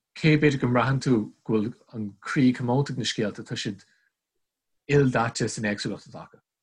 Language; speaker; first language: Irish; non-native, local second language; English